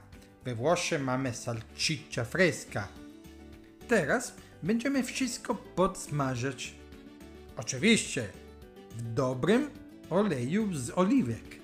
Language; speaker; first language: Polish; non-native, learner; Italian